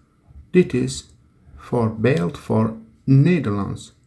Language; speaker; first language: Dutch; non-native, learner; Turkish